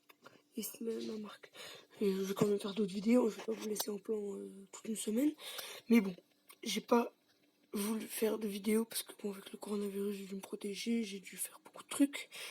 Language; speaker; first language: French; native; French